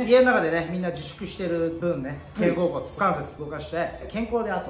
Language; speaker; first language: Japanese; native; Japanese